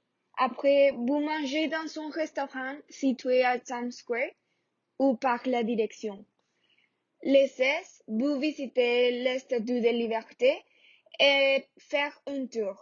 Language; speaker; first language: French; non-native, learner; Spanish